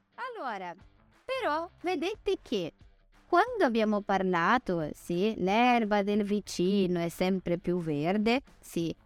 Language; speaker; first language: Italian; non-native, fluent; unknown